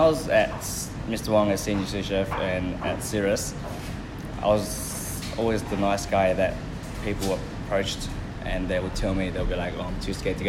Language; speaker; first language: English; native; English